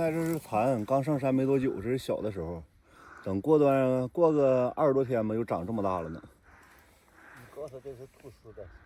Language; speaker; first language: Chinese; native; Chinese